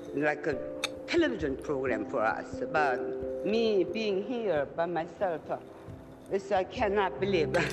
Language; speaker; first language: English; non-native, fluent; Korean